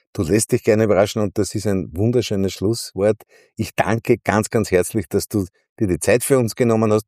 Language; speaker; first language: German; native; German